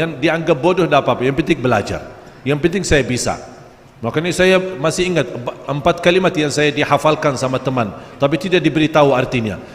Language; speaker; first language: Malay; non-native, fluent; Arabic